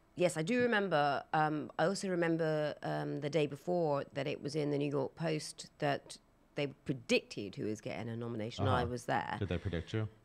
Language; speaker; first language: English; native; English